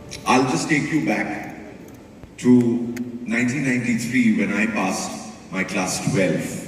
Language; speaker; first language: English; non-native, local second language; Bangla